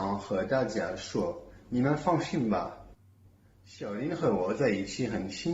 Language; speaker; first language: Chinese; non-native, fluent; French